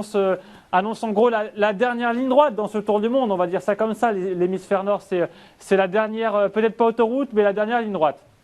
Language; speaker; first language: French; native; French